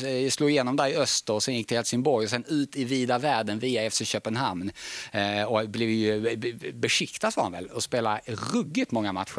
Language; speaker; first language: Swedish; native; Swedish